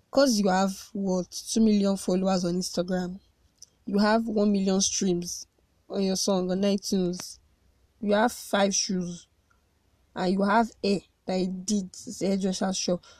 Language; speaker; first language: English; non-native, local second language; Yoruba